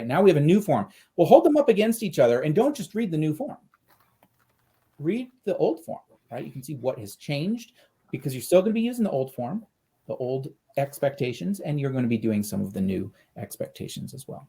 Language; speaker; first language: English; native; English